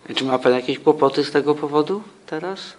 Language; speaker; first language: Polish; non-native, fluent; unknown